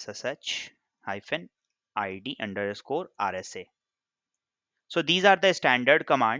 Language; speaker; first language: English; non-native, local second language; Hindi